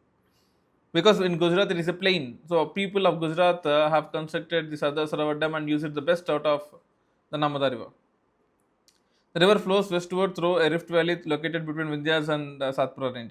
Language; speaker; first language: English; non-native, local second language; Telugu